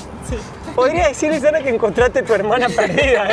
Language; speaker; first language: Spanish; native; Spanish